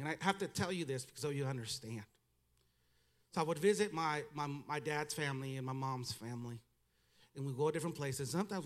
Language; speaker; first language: English; early bilingual, other home language; Spanish